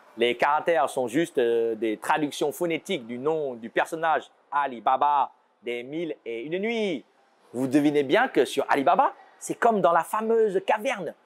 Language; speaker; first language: French; non-native, fluent; Chinese